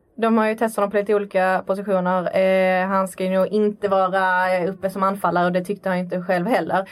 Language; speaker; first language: Swedish; native; Swedish